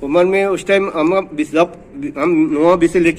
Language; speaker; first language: Hindi; non-native, learner; Bangla